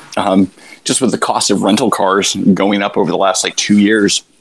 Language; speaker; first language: English; native; English